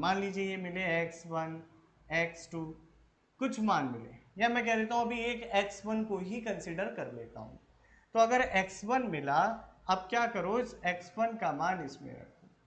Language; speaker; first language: Hindi; native; Hindi